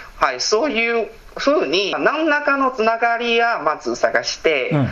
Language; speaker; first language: Japanese; non-native, fluent; Chinese